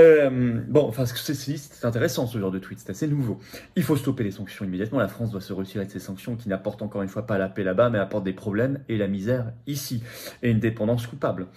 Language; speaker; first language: French; native; French